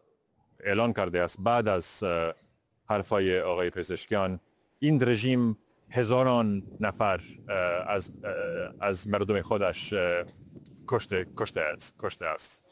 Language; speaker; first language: Persian; non-native, learner; English